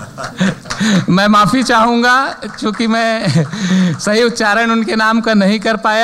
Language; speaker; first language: Hindi; native; Hindi